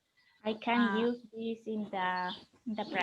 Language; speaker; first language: English; non-native, learner; Spanish